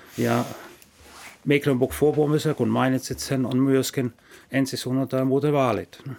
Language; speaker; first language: Finnish; non-native, fluent; German